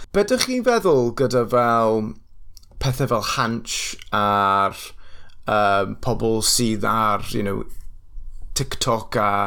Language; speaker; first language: Welsh; non-native, local second language; English